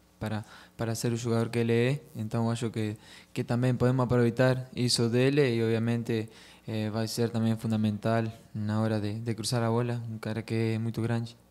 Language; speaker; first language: Portuguese; non-native, fluent; Spanish